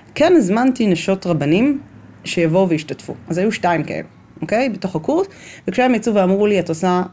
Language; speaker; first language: Hebrew; native; Hebrew